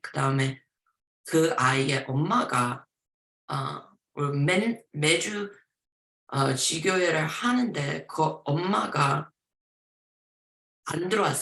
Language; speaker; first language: Korean; early bilingual, heritage; Korean